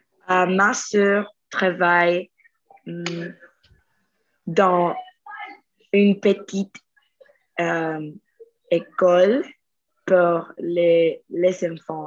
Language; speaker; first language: French; non-native, learner; Spanish